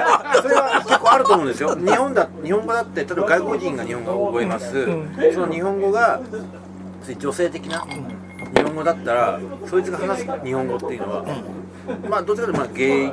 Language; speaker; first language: Japanese; native; Japanese